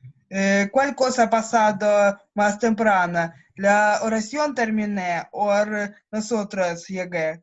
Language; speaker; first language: Spanish; non-native, learner; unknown